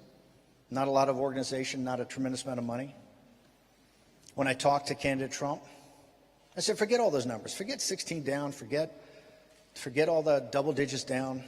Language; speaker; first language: English; native; English